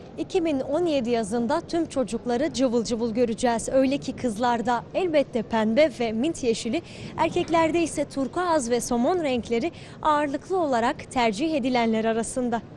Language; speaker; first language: Turkish; native; Turkish